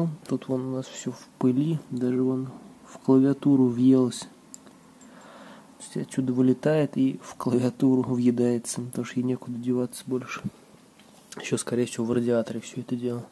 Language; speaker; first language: Russian; native; Russian